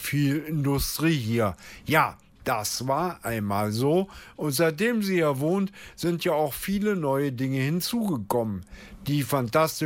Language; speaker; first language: German; native; German